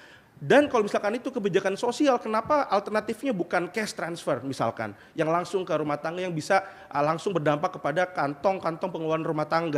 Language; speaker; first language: Indonesian; native; Indonesian